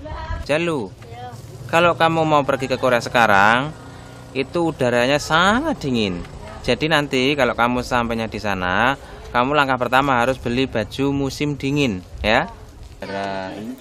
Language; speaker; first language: Indonesian; non-native, local second language; Javanese